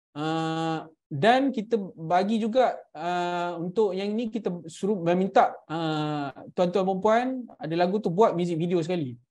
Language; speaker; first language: Malay; native; Malay